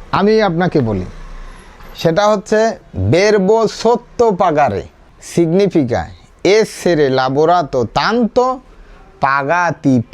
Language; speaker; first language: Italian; non-native, learner; Bangla